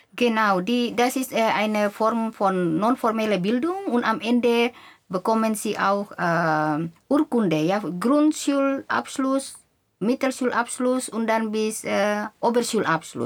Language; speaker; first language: German; non-native, fluent; Indonesian